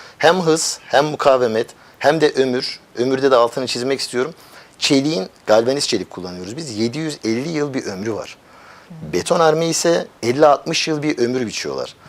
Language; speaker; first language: Turkish; early bilingual, heritage; Turkish